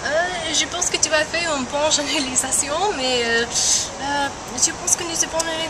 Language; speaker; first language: French; non-native, learner; English